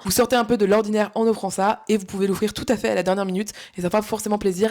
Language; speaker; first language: French; native; French